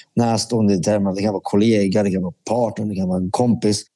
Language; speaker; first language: Swedish; early bilingual, other home language; Persian